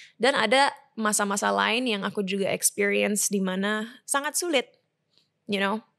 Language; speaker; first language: Indonesian; early bilingual, heritage; Indonesian